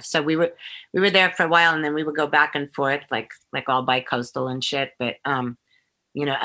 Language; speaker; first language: English; native; English